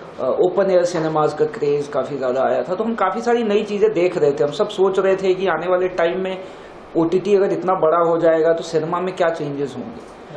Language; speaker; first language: Hindi; native; Hindi